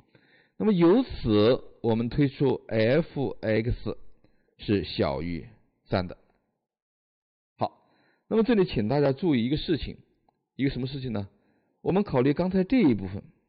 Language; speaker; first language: Chinese; native; Chinese